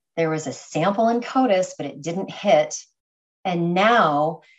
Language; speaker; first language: English; native; English